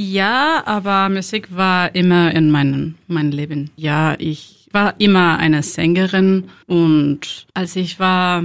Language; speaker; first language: German; non-native, learner; Spanish